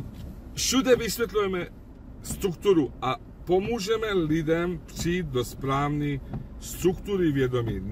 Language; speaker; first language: Czech; non-native, fluent; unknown